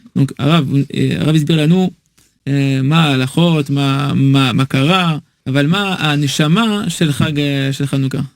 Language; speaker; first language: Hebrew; non-native, fluent; French